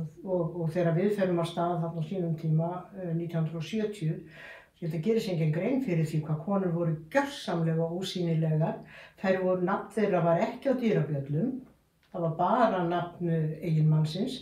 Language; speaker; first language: Icelandic; native; Icelandic